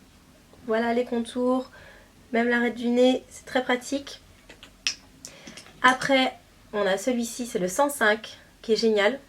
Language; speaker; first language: French; native; French